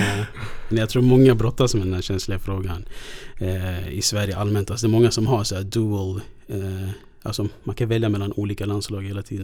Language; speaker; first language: Swedish; native; Swedish